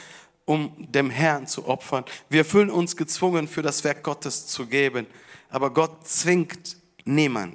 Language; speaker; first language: German; non-native, fluent; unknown